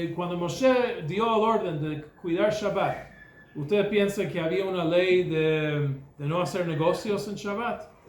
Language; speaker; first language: Spanish; non-native, fluent; English